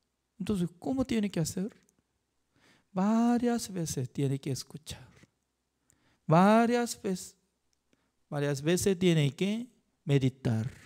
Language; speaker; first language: Spanish; non-native, fluent; Korean